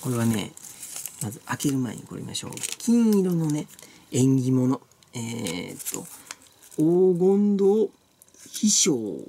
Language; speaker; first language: Japanese; native; Japanese